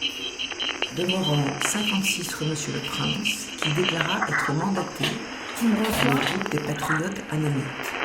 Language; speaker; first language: French; native; French